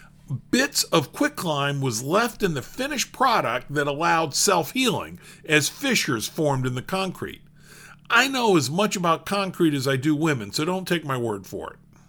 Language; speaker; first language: English; native; English